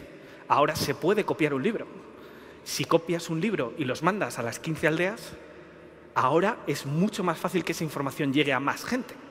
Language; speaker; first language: Spanish; native; Spanish